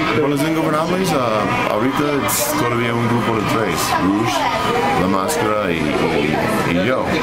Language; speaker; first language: Spanish; non-native, fluent; English